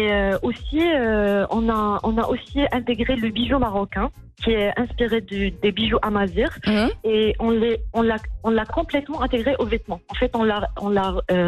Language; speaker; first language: French; non-native, local second language; Arabic